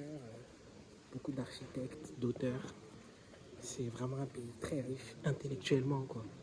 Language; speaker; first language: French; native; French